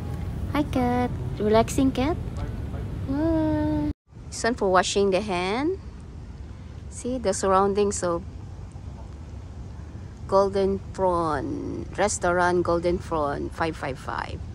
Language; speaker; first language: English; non-native, local second language; Filipino